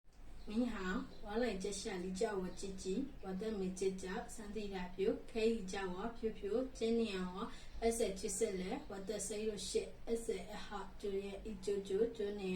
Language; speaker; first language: Chinese; non-native, learner; Burmese